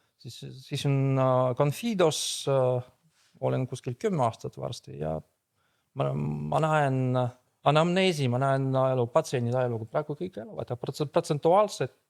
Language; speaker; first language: Estonian; non-native, fluent; Russian